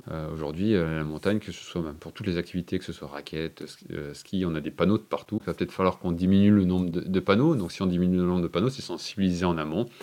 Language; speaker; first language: French; native; French